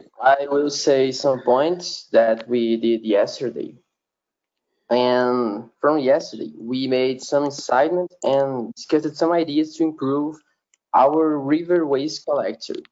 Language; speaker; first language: English; non-native, learner; Portuguese